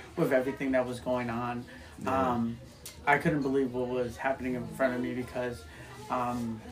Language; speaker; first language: English; native; English